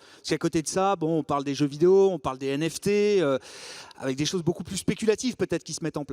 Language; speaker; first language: French; native; French